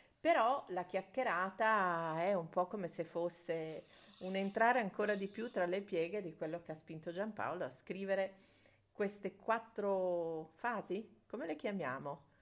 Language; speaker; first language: Italian; native; Italian